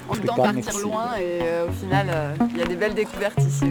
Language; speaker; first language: French; native; French